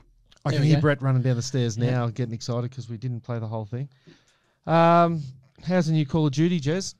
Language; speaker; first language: English; native; English